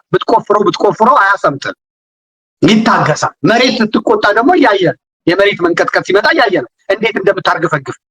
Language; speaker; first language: Amharic; native; Amharic